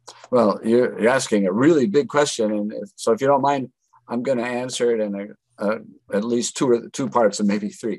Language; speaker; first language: English; native; English